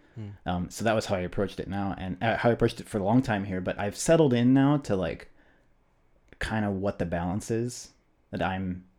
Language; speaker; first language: English; native; English